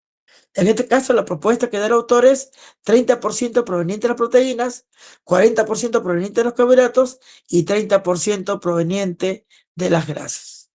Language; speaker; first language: Spanish; native; Spanish